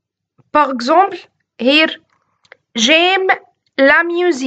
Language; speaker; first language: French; non-native, fluent; Arabic